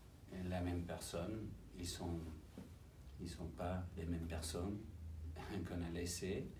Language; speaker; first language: French; non-native, fluent; English